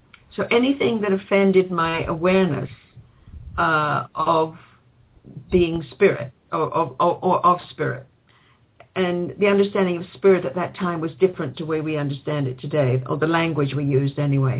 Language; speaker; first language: English; native; English